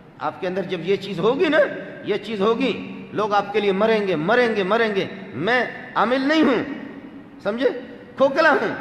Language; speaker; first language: Urdu; non-native, local second language; Baluchi